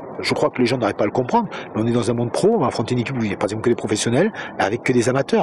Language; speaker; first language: French; native; French